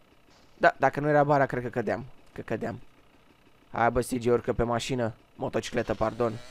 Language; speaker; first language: Romanian; native; Romanian